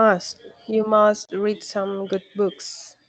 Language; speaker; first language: English; non-native, learner; Spanish